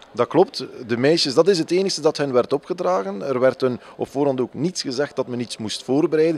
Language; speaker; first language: Dutch; native; Dutch